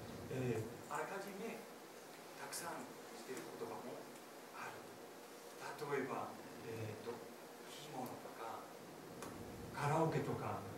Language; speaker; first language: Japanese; non-native, fluent; French